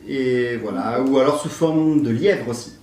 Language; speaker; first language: French; native; French